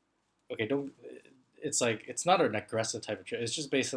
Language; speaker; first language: English; non-native, local second language; Cantonese